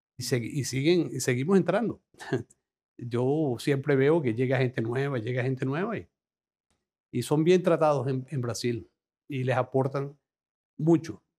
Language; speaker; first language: Spanish; native; Spanish